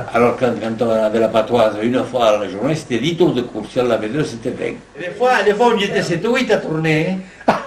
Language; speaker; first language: French; non-native, local second language; Occitan